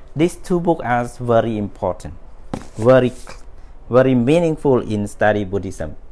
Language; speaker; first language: English; non-native, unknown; Khmer